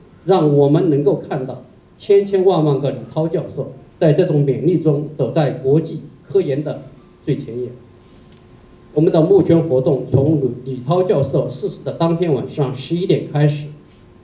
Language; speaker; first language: Chinese; native; Chinese